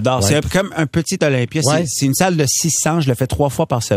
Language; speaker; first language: French; non-native, local second language; Punjabi